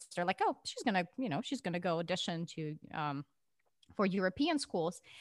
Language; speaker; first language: English; non-native, fluent; Russian